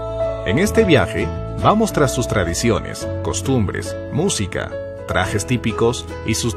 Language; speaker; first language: Spanish; native; Spanish